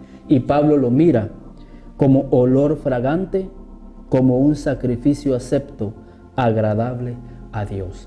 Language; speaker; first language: Spanish; native; Spanish